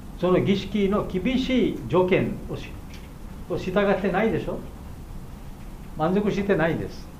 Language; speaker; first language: Japanese; non-native, learner; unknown